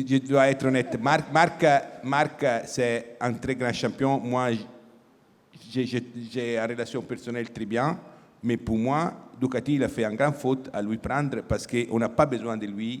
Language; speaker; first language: French; non-native, fluent; Italian